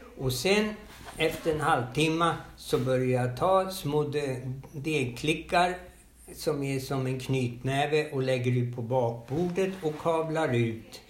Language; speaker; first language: Swedish; native; Swedish